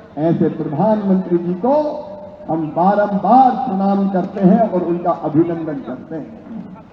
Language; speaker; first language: Hindi; native; Hindi